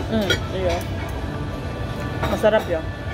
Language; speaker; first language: Japanese; non-native, learner; Filipino